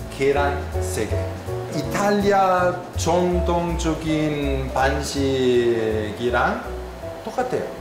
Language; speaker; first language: Korean; non-native, fluent; Italian